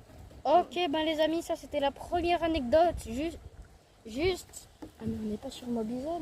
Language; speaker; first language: French; native; French